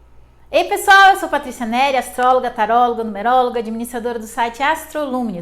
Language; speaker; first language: Portuguese; native; Portuguese